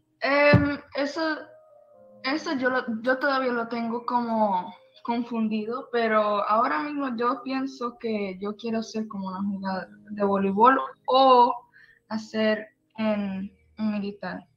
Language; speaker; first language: Spanish; early bilingual, heritage; Spanish